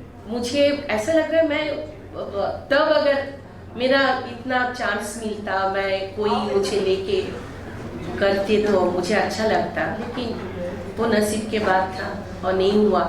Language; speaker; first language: Hindi; non-native, local second language; Bangla